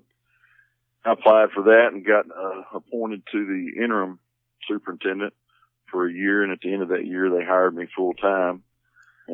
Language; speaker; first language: English; native; English